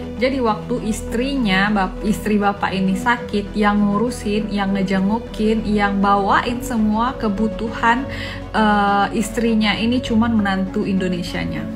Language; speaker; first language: Indonesian; native; Indonesian